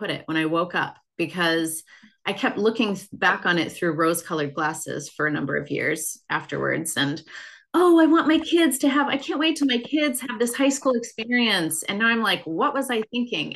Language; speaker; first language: English; native; English